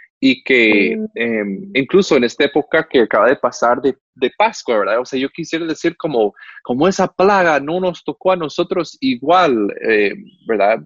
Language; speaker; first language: Spanish; non-native, fluent; English